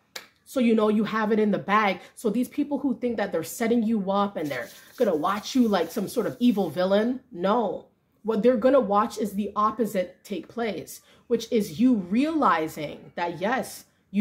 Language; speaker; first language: English; native; English